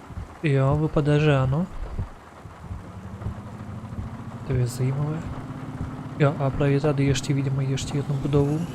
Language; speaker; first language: Czech; non-native, learner; Ukrainian